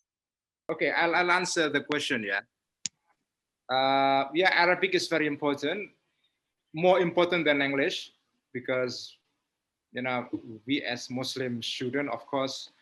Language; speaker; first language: English; non-native, fluent; Indonesian